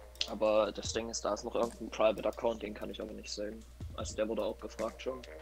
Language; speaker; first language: German; native; German